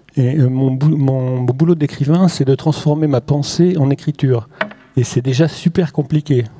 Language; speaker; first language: French; non-native, local second language; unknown